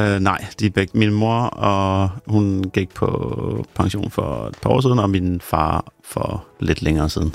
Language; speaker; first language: Danish; native; Danish